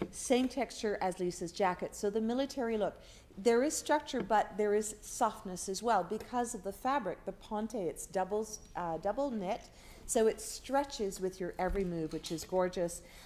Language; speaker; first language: English; native; English